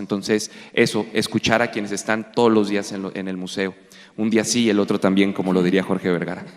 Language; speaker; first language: Spanish; native; Spanish